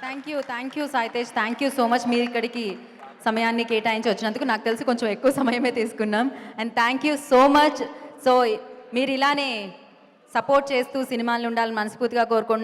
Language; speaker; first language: Telugu; native; Telugu